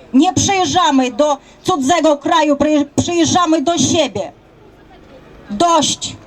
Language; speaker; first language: Polish; early bilingual, heritage; Polish